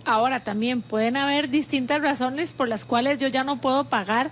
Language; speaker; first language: Spanish; native; Spanish